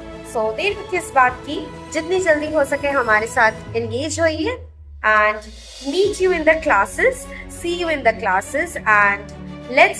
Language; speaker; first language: Hindi; non-native, local second language; Bangla